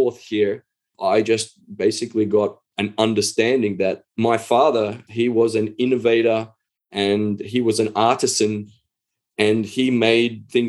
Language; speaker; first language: English; native; English